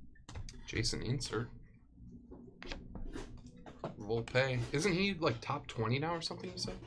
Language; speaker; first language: English; native; English